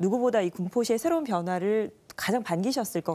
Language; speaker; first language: Korean; native; Korean